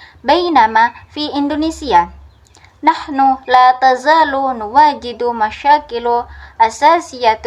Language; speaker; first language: Arabic; non-native, fluent; Indonesian